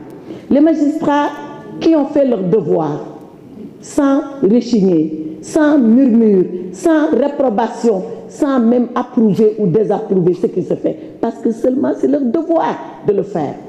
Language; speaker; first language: French; non-native, local second language; Wolof